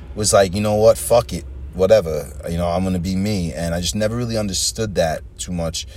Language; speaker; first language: English; native; English